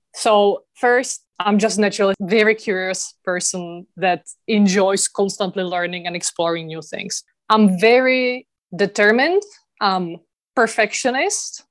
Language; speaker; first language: English; non-native, fluent; Czech